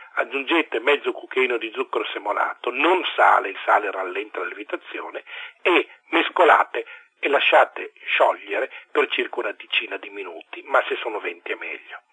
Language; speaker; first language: Italian; native; Italian